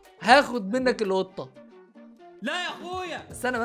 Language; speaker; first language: Arabic; native; Arabic